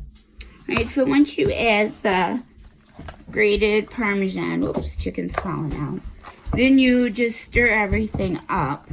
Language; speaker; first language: English; native; English